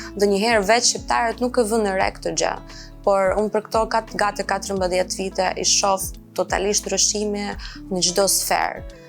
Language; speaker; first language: Albanian; non-native, fluent; Ukrainian